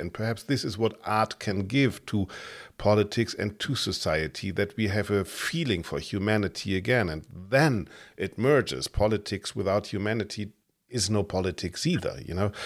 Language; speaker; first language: English; non-native, fluent; German